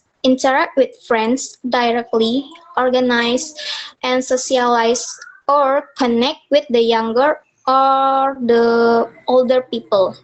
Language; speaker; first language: English; non-native, learner; Indonesian